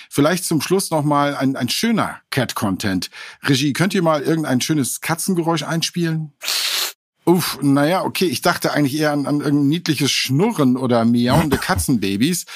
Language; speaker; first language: German; native; German